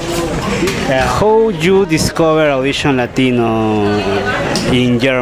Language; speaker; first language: English; non-native, learner; Spanish